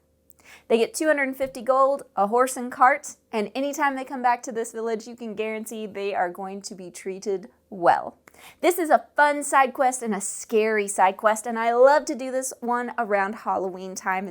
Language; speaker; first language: English; native; English